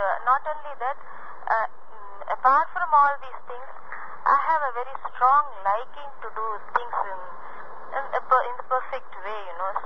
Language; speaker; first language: English; non-native, local second language; Tamil